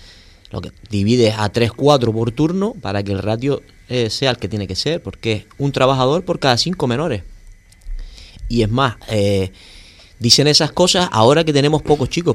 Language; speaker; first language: Spanish; native; Spanish